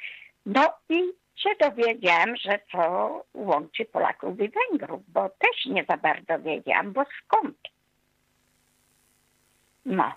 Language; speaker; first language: Polish; non-native, fluent; Hungarian